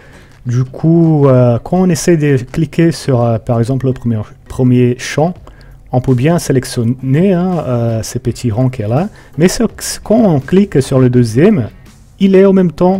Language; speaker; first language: French; non-native, fluent; Portuguese